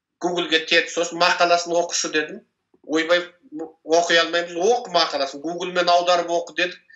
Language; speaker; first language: Kazakh; native; Kazakh